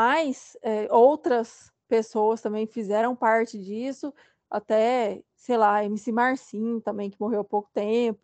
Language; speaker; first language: Portuguese; native; Portuguese